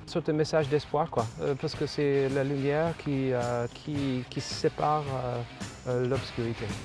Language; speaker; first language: French; non-native, fluent; English